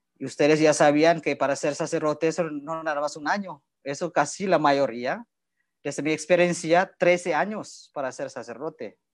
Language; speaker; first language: Spanish; non-native, learner; Indonesian